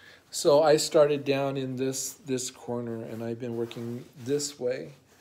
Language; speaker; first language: English; native; English